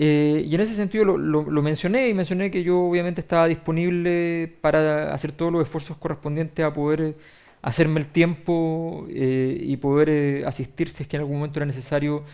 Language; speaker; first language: Spanish; native; Spanish